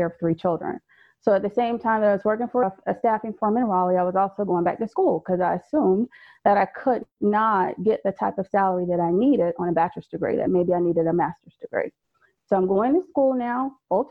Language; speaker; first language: English; native; English